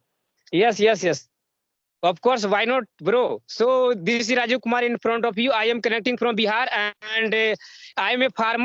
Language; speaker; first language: English; non-native, learner; Hindi